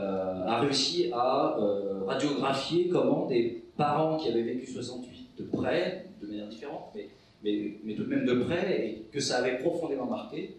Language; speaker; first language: French; native; French